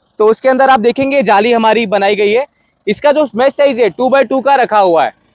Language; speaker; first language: Hindi; native; Hindi